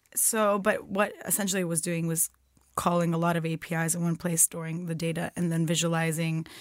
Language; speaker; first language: English; non-native, fluent; Turkish